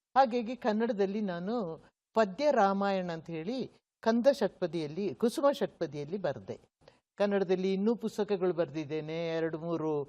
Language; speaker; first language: Kannada; non-native, local second language; Kodava